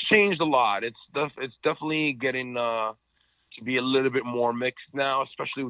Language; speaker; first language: English; non-native, fluent; Arabic